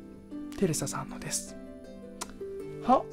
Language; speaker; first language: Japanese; non-native, fluent; Chinese